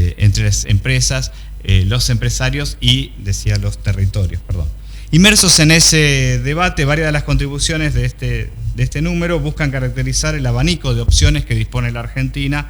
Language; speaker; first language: Spanish; native; Spanish